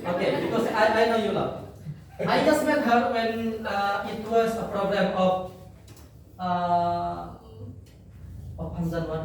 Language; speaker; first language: English; non-native, fluent; Indonesian